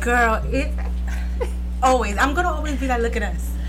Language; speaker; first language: English; early bilingual, other home language; Spanish